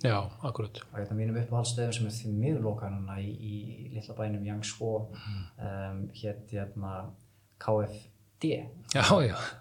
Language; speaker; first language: Icelandic; early bilingual, heritage; Icelandic